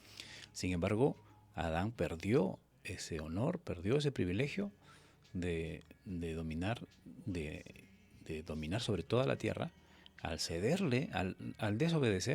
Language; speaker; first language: Spanish; native; Spanish